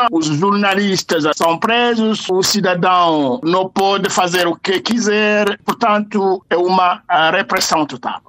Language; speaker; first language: Portuguese; non-native, fluent; Kinyarwanda